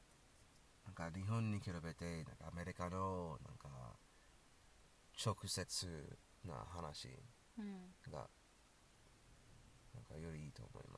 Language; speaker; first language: Japanese; non-native, learner; English